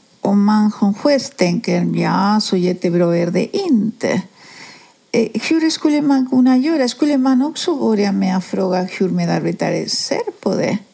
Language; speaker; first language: Swedish; non-native, fluent; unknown